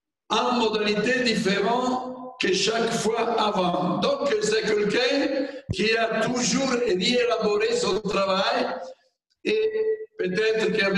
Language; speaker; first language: French; non-native, fluent; Italian